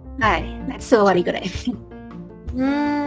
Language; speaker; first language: Japanese; non-native, learner; Malay